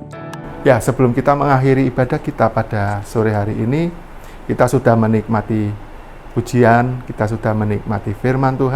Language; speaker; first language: Indonesian; native; Indonesian